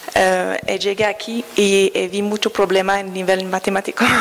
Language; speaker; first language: Spanish; non-native, fluent; French